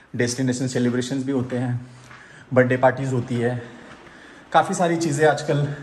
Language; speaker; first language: Hindi; non-native, local second language; Marathi